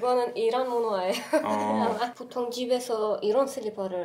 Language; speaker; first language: Korean; non-native, learner; Persian